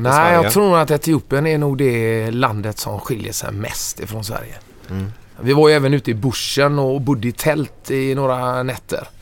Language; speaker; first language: Swedish; native; Swedish